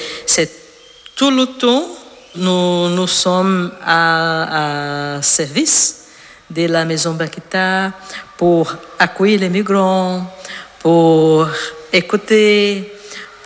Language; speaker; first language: French; non-native, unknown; Portuguese